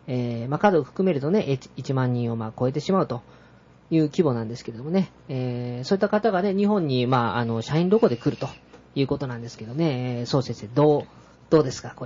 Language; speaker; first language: Japanese; native; Japanese